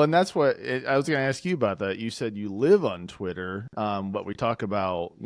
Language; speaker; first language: English; native; English